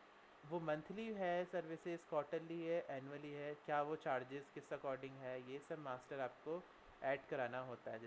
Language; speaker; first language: Hindi; native; Hindi